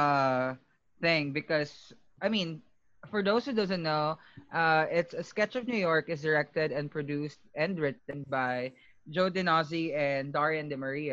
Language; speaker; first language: English; non-native, local second language; Filipino